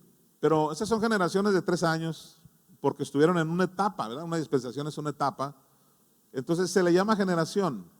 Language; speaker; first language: Spanish; native; Spanish